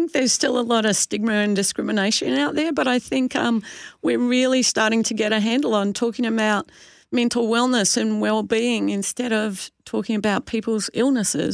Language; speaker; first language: English; native; English